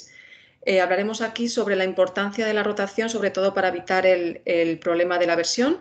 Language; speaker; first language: Spanish; native; Spanish